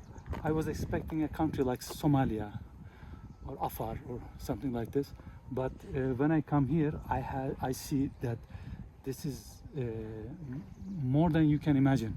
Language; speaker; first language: English; non-native, fluent; Turkish